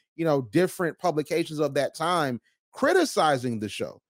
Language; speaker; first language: English; native; English